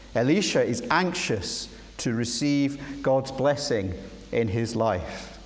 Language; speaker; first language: English; native; English